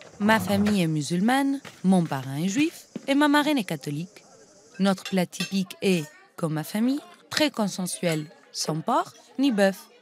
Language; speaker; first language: French; non-native, fluent; Spanish